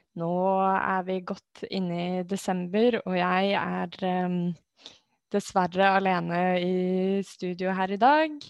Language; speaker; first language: Norwegian; native; Norwegian